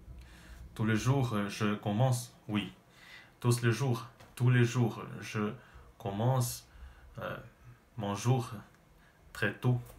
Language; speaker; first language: French; non-native, learner; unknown